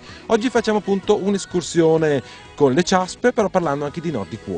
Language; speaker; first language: Italian; native; Italian